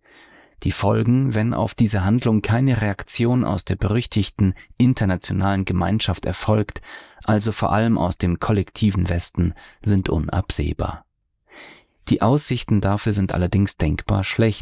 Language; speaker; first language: German; native; German